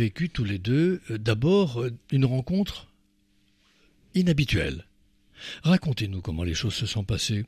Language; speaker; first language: French; native; French